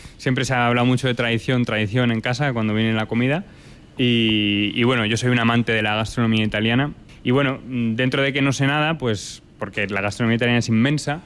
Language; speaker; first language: Spanish; native; Spanish